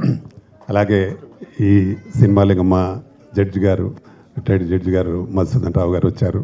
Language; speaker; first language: Telugu; native; Telugu